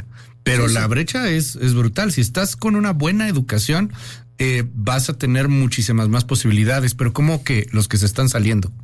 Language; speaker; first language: Spanish; native; Spanish